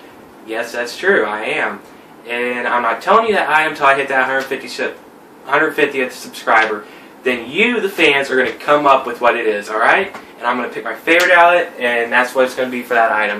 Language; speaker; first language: English; native; English